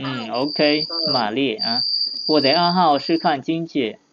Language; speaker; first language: Chinese; non-native, fluent; Lao